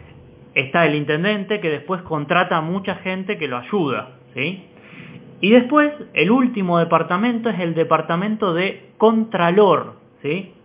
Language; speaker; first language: Spanish; native; Spanish